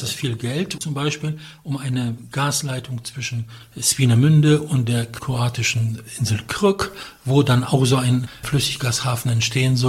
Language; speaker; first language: German; non-native, fluent; Polish